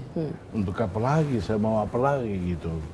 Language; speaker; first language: Indonesian; non-native, fluent; Tetum